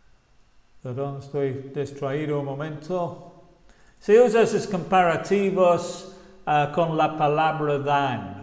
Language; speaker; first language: Spanish; non-native, fluent; English